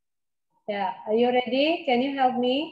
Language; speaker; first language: English; non-native, fluent; Indonesian